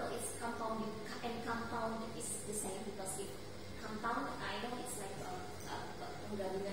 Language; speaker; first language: English; non-native, learner; Indonesian